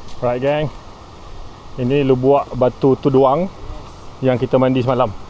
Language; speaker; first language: Malay; native; Malay